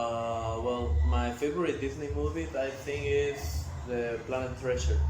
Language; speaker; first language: English; non-native, learner; Spanish